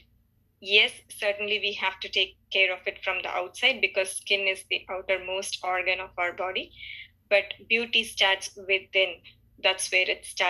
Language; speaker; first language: English; non-native, local second language; Tamil